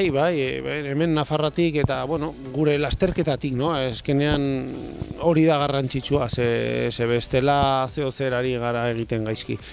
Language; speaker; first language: Basque; non-native, local second language; Spanish